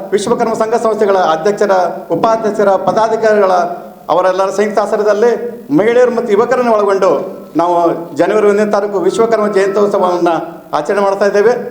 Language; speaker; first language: Kannada; native; Kannada